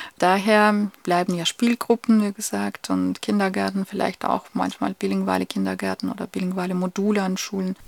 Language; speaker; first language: German; non-native, fluent; Russian